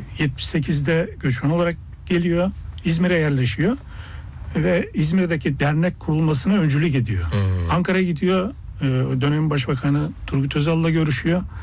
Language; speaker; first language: Turkish; native; Turkish